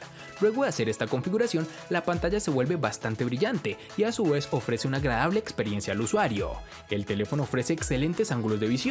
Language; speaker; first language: Spanish; native; Spanish